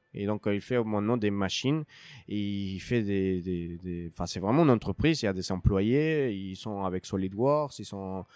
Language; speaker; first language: French; non-native, fluent; Spanish